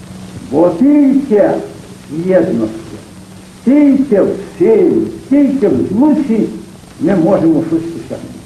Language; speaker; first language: Ukrainian; native; Ukrainian